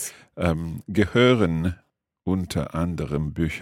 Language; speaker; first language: German; non-native, fluent; English